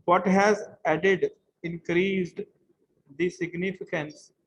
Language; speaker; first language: English; non-native, local second language; Punjabi